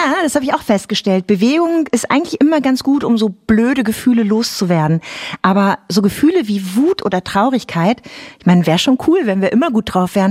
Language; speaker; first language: German; native; German